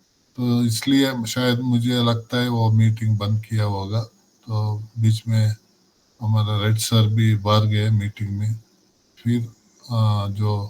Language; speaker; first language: Hindi; non-native, local second language; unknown